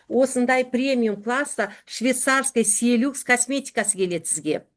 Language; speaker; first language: Russian; non-native, local second language; Kazakh